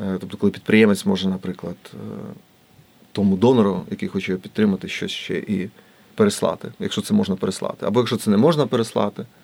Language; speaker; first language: Ukrainian; native; Ukrainian